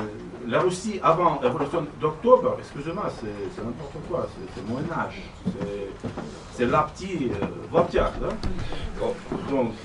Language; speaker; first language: French; non-native, learner; Russian